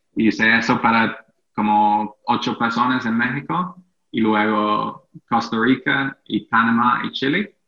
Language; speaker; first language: Spanish; non-native, fluent; English